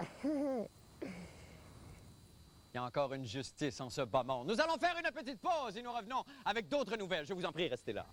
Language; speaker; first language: French; native; French